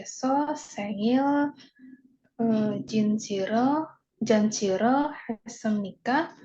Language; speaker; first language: Korean; non-native, learner; Indonesian